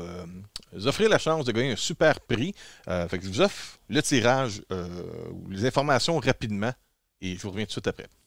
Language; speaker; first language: French; native; French